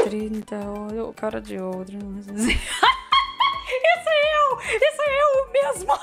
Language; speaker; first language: Portuguese; non-native, learner; Russian